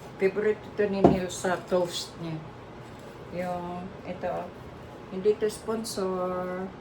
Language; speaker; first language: Filipino; non-native, local second language; Cebuano